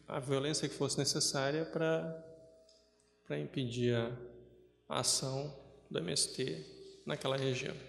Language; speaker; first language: Portuguese; native; Portuguese